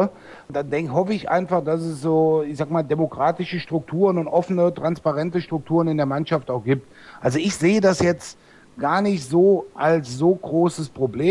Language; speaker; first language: German; native; German